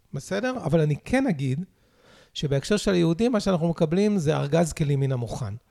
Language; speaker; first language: Hebrew; native; Hebrew